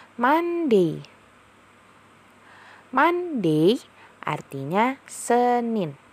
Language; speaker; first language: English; non-native, fluent; Indonesian